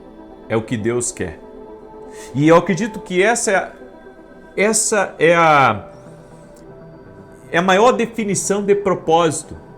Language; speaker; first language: Portuguese; native; Portuguese